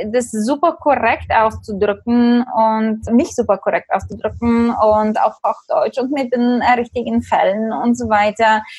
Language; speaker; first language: German; non-native, fluent; Bulgarian